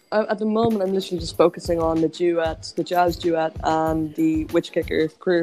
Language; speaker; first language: English; native; English